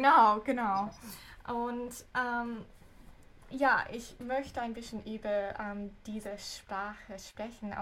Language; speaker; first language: German; non-native, fluent; English